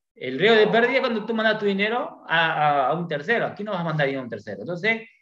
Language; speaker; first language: Spanish; native; Spanish